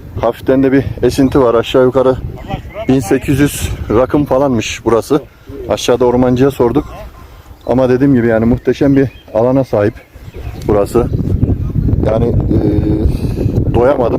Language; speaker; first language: Turkish; native; Turkish